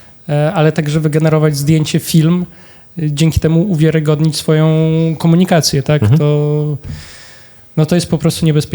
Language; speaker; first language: Polish; native; Polish